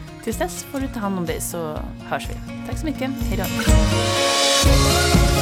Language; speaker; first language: Swedish; native; Swedish